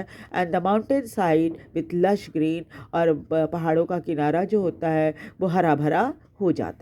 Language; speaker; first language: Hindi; native; Hindi